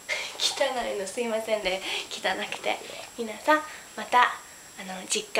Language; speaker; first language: Japanese; early bilingual, heritage; Japanese